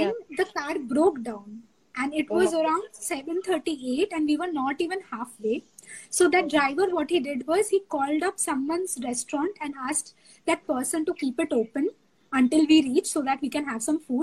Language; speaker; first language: English; non-native, local second language; Bangla